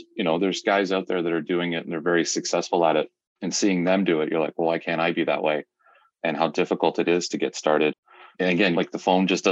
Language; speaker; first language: English; native; English